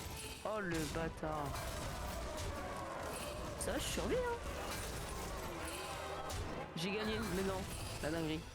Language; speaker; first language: French; native; French